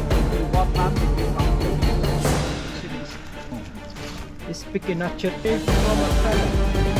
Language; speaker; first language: English; non-native, learner; Vietnamese